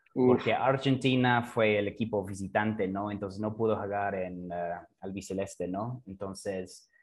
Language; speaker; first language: Spanish; non-native, fluent; English